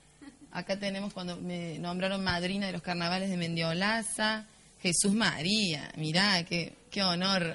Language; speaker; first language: Spanish; native; Spanish